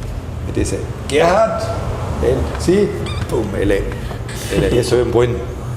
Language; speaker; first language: Spanish; non-native, fluent; German